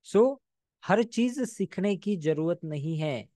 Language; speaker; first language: Hindi; non-native, local second language; Marathi